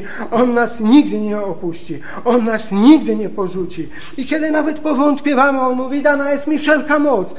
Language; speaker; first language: Polish; native; Polish